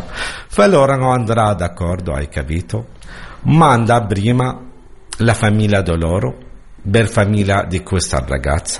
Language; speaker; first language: Italian; non-native, learner; Arabic